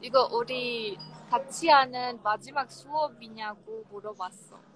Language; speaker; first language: Korean; non-native, fluent; Russian